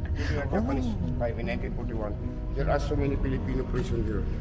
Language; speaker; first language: English; non-native, local second language; Filipino